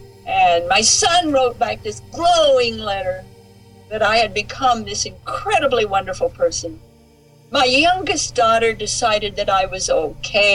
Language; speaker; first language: English; native; English